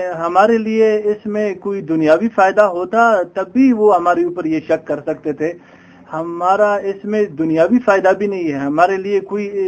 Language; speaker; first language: Urdu; non-native, local second language; Pashto